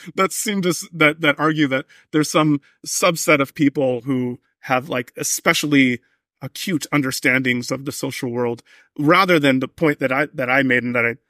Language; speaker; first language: English; native; English